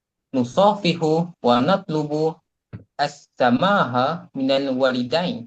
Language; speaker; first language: Arabic; non-native, learner; Malay